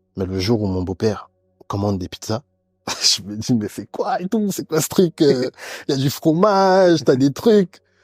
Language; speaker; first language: French; early bilingual, other home language; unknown